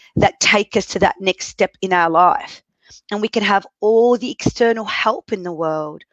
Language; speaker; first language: English; early bilingual, other home language; Arabic